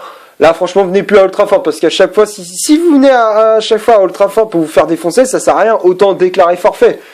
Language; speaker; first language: French; native; French